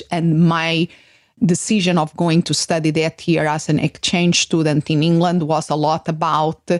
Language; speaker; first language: English; non-native, fluent; Portuguese